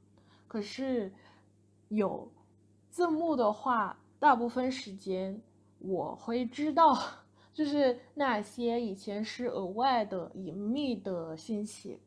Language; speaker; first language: Chinese; non-native, fluent; English